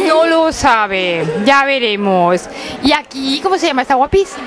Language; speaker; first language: Spanish; native; Spanish